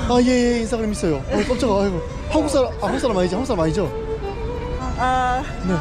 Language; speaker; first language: Korean; native; Korean